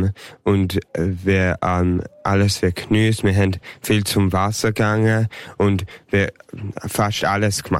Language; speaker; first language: German; early bilingual, heritage; German